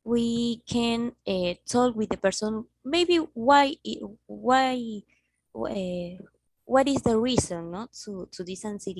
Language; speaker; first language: English; non-native, learner; Spanish